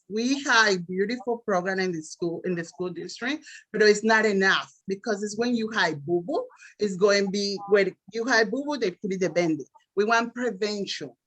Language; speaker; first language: English; non-native, learner; Spanish